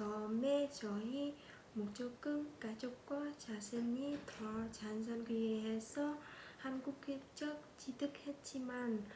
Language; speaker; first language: Korean; non-native, learner; Vietnamese